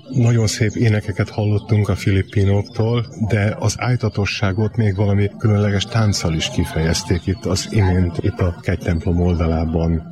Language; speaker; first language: Hungarian; native; Hungarian